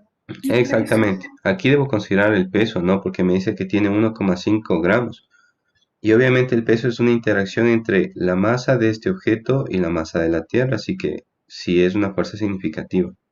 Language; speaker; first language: Spanish; native; Spanish